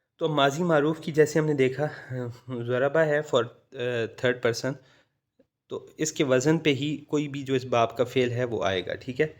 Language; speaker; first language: Urdu; native; Urdu